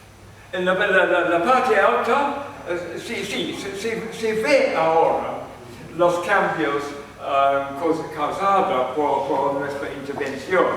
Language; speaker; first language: Spanish; non-native, fluent; English